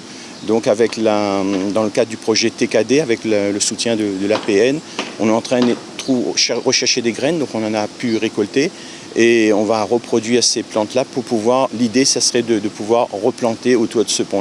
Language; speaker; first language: French; native; French